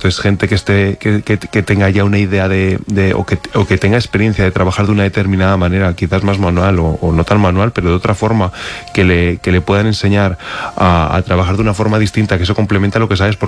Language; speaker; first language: Spanish; native; Spanish